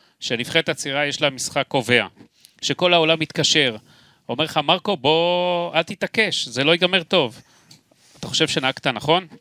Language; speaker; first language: Hebrew; native; Hebrew